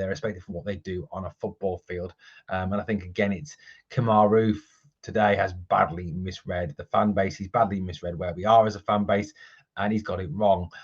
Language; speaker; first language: English; native; English